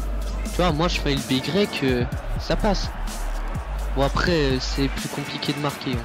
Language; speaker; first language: French; native; French